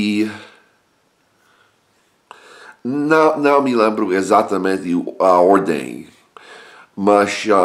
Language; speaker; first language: Portuguese; non-native, learner; English